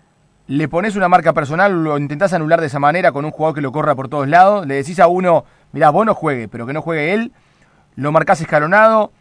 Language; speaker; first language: Spanish; native; Spanish